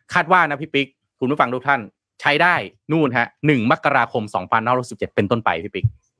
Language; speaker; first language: Thai; non-native, local second language; Lao